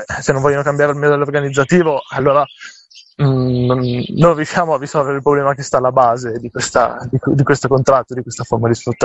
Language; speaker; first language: Italian; native; Italian